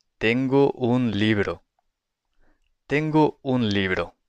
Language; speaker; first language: Spanish; non-native, fluent; Japanese